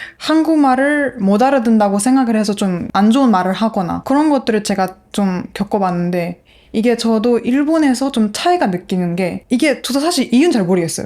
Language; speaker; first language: Korean; non-native, fluent; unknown